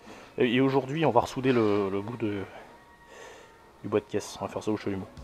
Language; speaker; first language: French; native; French